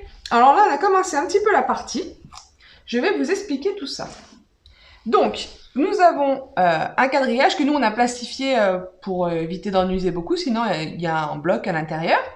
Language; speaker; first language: French; native; French